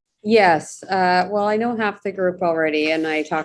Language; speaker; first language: English; native; English